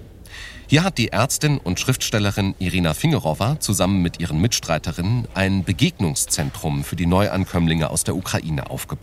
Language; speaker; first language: German; native; German